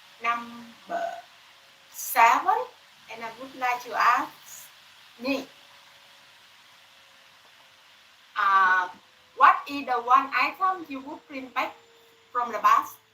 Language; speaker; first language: English; non-native, learner; Thai